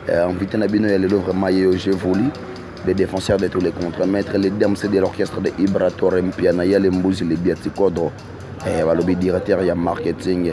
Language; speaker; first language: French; non-native, local second language; Lingala